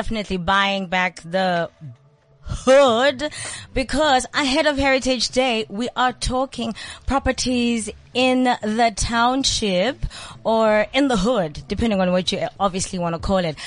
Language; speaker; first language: English; non-native, local second language; Zulu